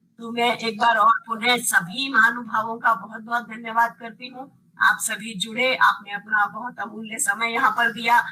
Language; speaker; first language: Hindi; native; Hindi